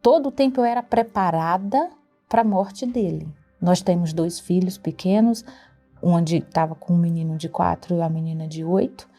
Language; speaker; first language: Portuguese; native; Portuguese